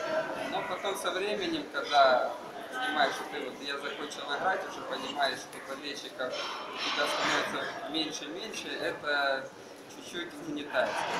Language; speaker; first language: Russian; native; Russian